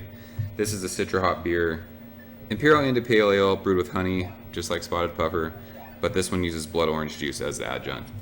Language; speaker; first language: English; native; English